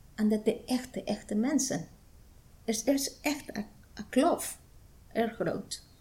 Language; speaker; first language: Dutch; non-native, fluent; Spanish